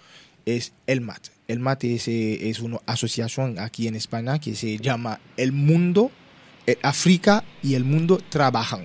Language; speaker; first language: Spanish; non-native, learner; Haitian Creole